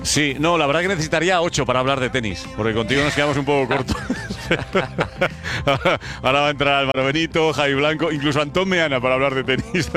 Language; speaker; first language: Spanish; native; Spanish